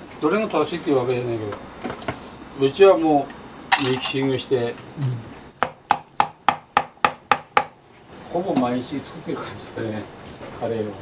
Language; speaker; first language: Japanese; native; Japanese